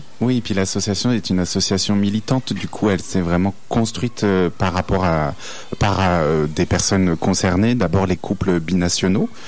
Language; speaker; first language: French; native; French